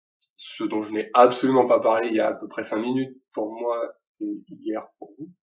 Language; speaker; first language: French; native; French